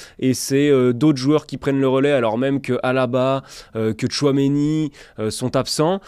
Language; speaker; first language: French; native; French